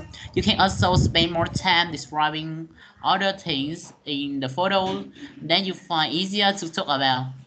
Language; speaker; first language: English; non-native, learner; Vietnamese